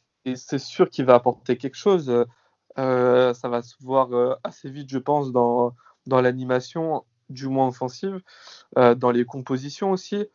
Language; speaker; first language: French; native; French